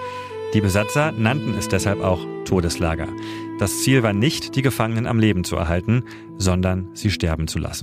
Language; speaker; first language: German; native; German